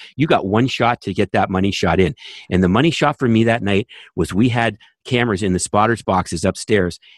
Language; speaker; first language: English; native; English